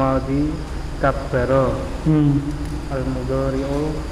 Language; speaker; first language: Arabic; non-native, learner; Indonesian